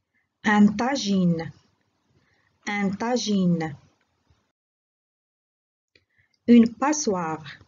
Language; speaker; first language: French; non-native, local second language; Arabic